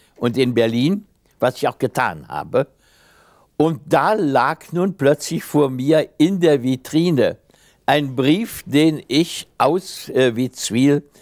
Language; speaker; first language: German; native; German